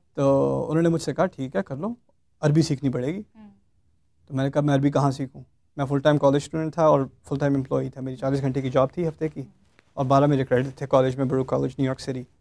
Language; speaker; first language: Urdu; early bilingual, heritage; Urdu